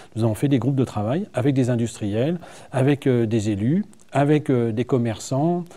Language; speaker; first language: French; native; French